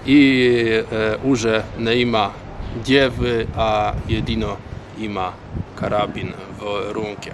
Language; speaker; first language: Polish; non-native, learner; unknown